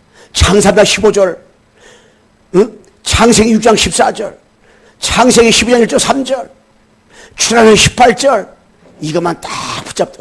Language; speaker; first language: Korean; native; Korean